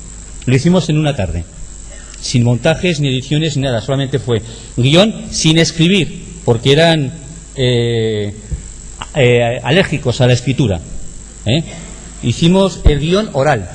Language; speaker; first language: Spanish; native; Spanish